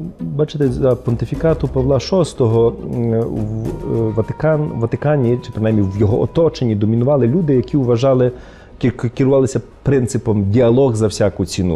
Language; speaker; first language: Ukrainian; native; Ukrainian